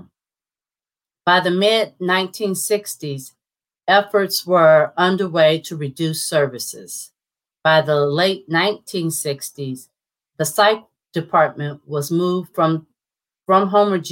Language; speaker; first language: English; native; English